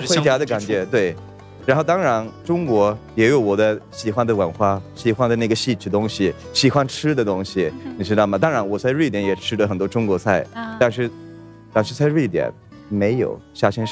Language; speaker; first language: Chinese; non-native, fluent; Swedish